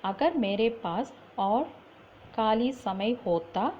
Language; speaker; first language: Hindi; non-native, local second language; Tamil